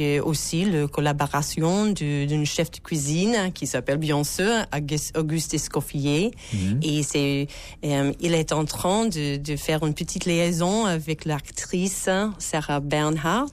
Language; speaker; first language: French; non-native, learner; English